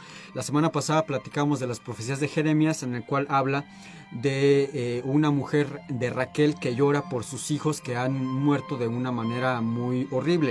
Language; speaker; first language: Spanish; native; Spanish